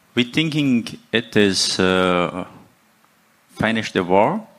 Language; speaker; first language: English; non-native, learner; Persian